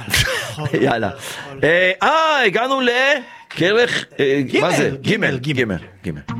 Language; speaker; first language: Hebrew; native; Hebrew